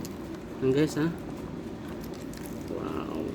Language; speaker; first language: English; non-native, learner; Filipino